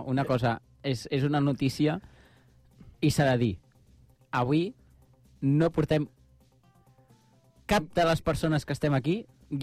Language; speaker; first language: Catalan; native; Catalan